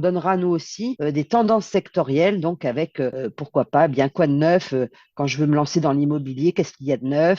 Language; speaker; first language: French; native; French